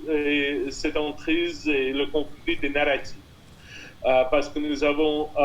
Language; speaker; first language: French; non-native, fluent; Russian